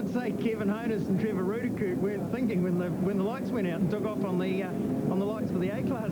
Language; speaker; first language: English; native; English